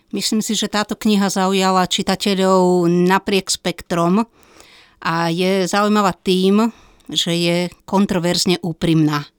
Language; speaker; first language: Slovak; native; Slovak